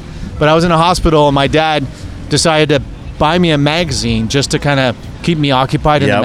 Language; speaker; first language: English; native; English